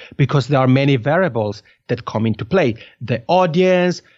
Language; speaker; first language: English; non-native, fluent; French